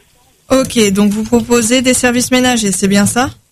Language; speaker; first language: French; native; French